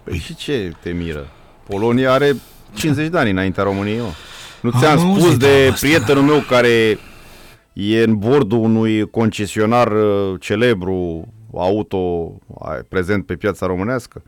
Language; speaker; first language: Romanian; native; Romanian